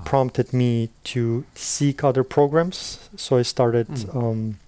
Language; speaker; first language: English; non-native, fluent; Slovenian